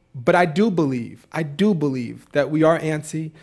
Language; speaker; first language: English; native; English